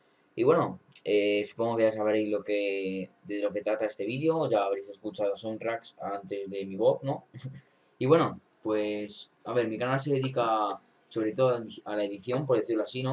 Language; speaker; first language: Spanish; native; Spanish